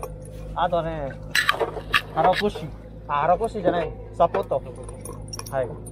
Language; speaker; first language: Japanese; non-native, learner; Cebuano